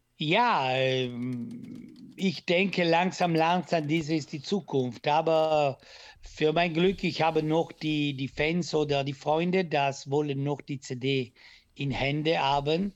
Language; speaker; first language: German; non-native, learner; Italian